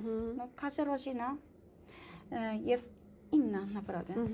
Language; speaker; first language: Polish; non-native, learner; Japanese